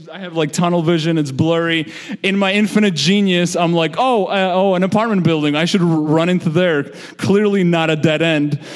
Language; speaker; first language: English; early bilingual, other home language; Georgian